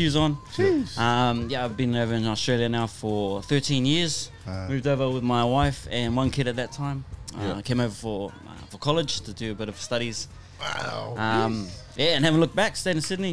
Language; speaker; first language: English; native; English